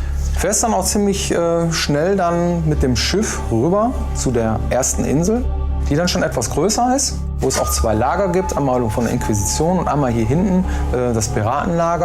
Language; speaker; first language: German; native; German